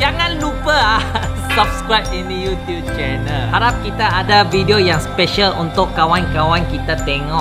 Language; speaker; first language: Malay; non-native, local second language; Chinese